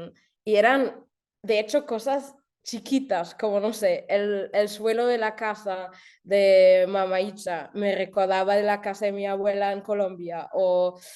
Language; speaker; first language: Spanish; early bilingual, heritage; German